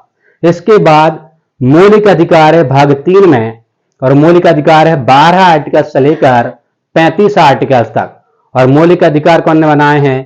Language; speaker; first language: Hindi; native; Hindi